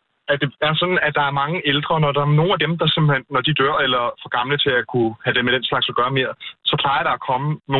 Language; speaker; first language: Danish; native; Danish